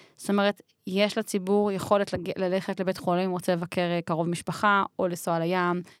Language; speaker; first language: Hebrew; native; Hebrew